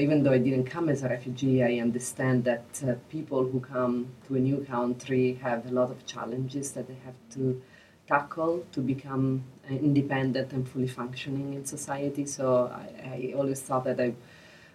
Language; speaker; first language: English; non-native, fluent; Italian